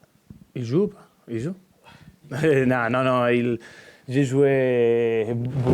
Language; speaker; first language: French; non-native, learner; Spanish